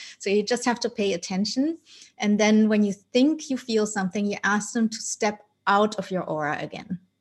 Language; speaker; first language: English; non-native, fluent; German